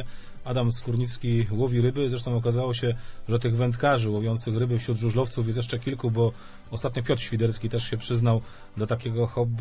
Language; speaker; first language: Polish; native; Polish